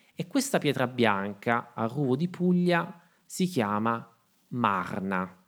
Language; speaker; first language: Italian; native; Italian